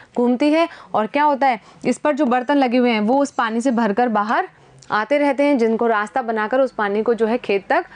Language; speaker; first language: Hindi; native; Hindi